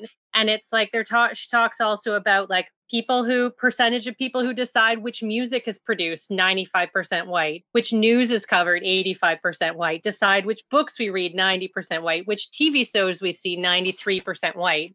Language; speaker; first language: English; native; English